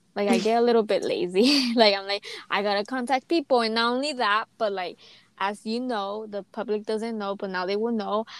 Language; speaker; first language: English; native; English